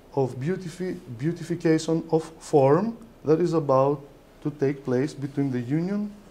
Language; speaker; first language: English; non-native, fluent; Greek